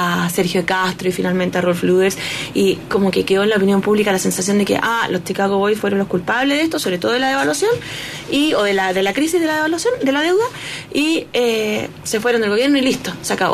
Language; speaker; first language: Spanish; native; Spanish